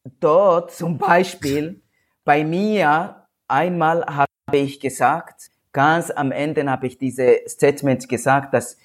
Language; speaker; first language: German; non-native, learner; Swahili